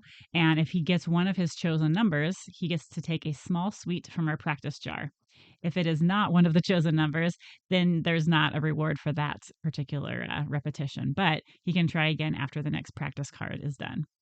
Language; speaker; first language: English; native; English